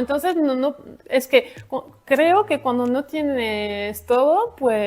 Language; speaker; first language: Spanish; non-native, fluent; French